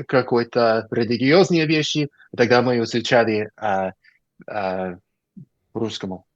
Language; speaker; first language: Russian; non-native, learner; English